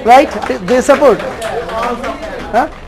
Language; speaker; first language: English; non-native, fluent; Bangla